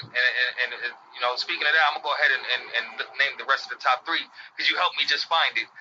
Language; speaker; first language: English; native; English